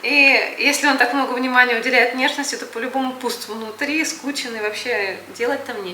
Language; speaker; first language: Russian; native; Russian